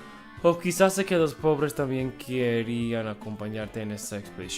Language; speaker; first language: Spanish; non-native, fluent; English